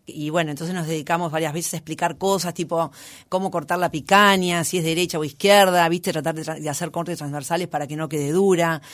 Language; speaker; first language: Spanish; native; Spanish